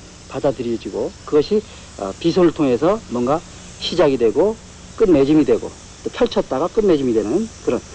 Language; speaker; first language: Korean; native; Korean